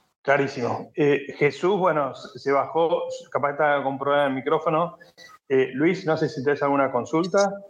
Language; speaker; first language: Spanish; native; Spanish